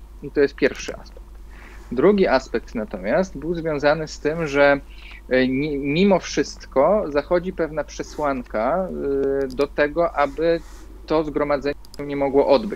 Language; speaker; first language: Polish; native; Polish